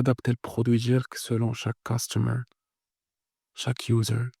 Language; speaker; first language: Arabic; native; Arabic